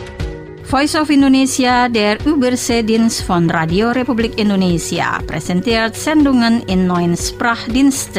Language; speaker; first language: German; non-native, fluent; Indonesian